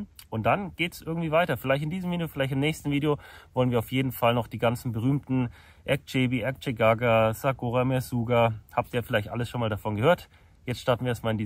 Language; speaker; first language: German; native; German